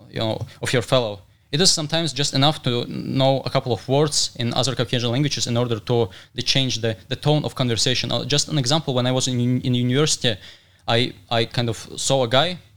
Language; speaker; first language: English; non-native, fluent; Russian